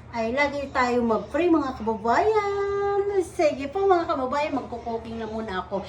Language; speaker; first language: Filipino; non-native, local second language; Cebuano